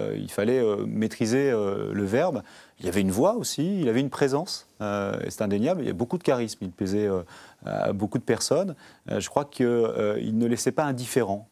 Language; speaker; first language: French; native; French